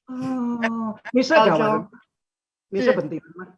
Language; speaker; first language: Chinese; non-native, fluent; Indonesian